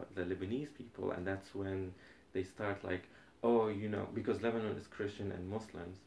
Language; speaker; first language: English; non-native, fluent; Arabic